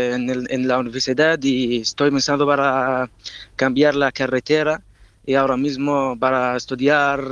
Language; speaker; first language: Spanish; non-native, learner; Arabic